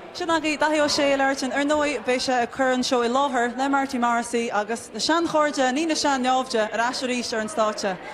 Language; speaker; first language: Irish; native; Irish